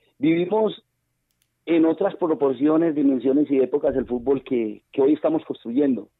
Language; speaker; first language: Spanish; native; Spanish